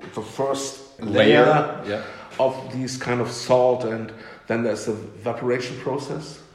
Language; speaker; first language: English; non-native, fluent; German